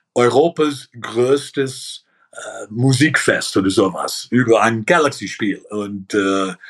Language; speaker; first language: German; early bilingual, heritage; German